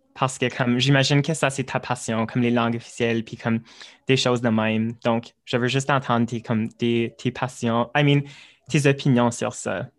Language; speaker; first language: French; native; French